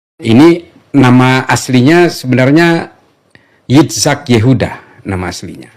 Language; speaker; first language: Indonesian; non-native, local second language; Madurese